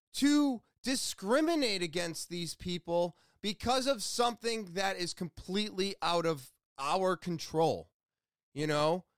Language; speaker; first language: English; native; English